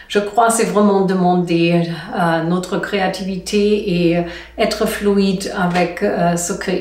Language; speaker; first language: French; non-native, learner; German